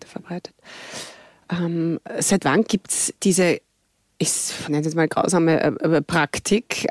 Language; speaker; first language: German; native; German